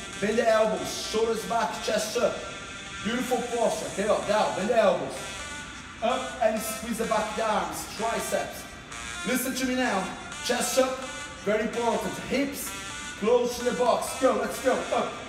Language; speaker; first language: English; non-native, fluent; Portuguese